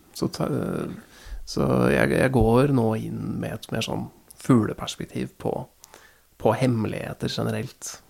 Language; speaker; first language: Norwegian; native; Norwegian